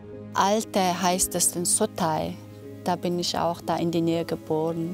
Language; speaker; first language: German; non-native, fluent; Mongolian